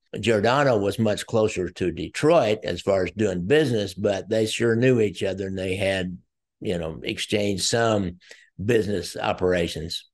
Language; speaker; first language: English; native; English